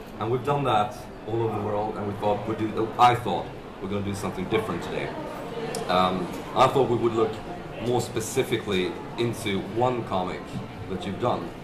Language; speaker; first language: English; non-native, fluent; Swedish